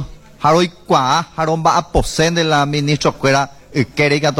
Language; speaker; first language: Spanish; native; Spanish